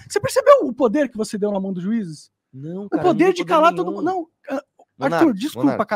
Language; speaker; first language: Portuguese; native; Portuguese